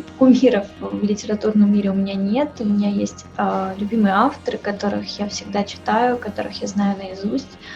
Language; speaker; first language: Russian; native; Russian